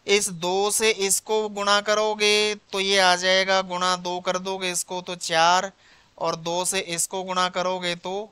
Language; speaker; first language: Hindi; non-native, local second language; Punjabi